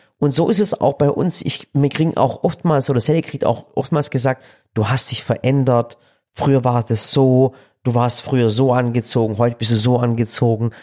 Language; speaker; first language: German; early bilingual, other home language; Turkish